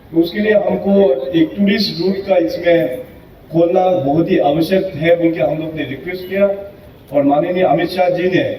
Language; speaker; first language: Hindi; non-native, local second language; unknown